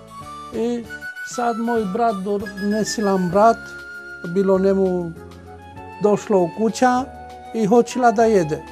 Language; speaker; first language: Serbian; non-native, local second language; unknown